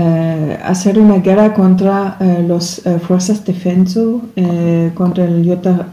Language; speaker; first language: Spanish; non-native, learner; German